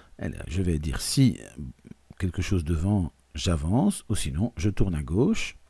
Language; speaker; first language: French; native; French